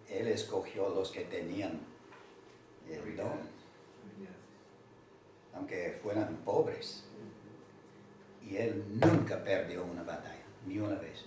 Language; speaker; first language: Spanish; non-native, fluent; English